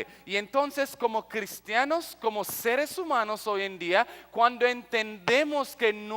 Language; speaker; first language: Spanish; non-native, fluent; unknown